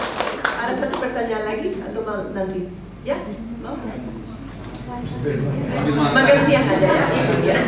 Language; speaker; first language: Indonesian; non-native, fluent; Spanish